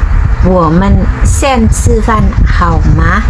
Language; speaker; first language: Chinese; non-native, fluent; Indonesian